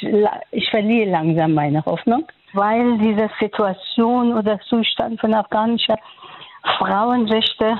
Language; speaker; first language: German; non-native, fluent; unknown